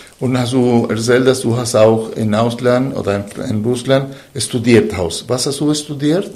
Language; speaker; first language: German; non-native, fluent; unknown